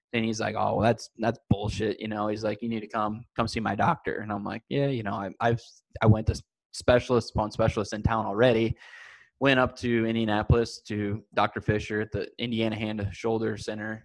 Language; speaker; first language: English; native; English